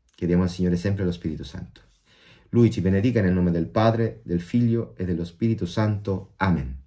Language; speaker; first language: Italian; non-native, fluent; Spanish